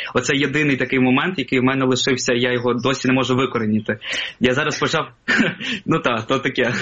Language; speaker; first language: Ukrainian; non-native, local second language; Russian